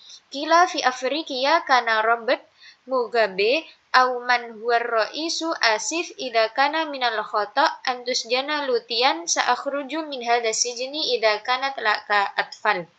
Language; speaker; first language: Arabic; non-native, learner; Indonesian